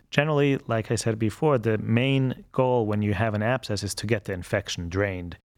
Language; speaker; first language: English; non-native, fluent; German